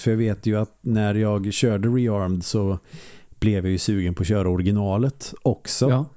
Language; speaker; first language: Swedish; native; Swedish